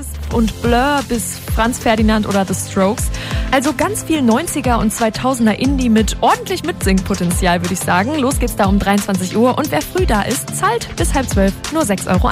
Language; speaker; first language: German; native; German